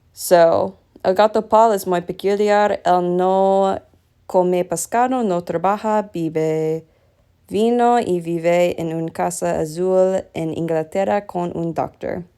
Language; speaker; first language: Spanish; non-native, learner; English